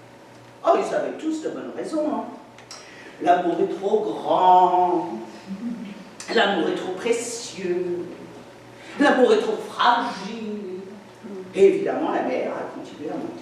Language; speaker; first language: French; native; French